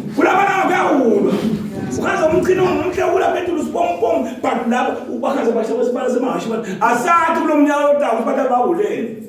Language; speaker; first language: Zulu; non-native, local second language; Swati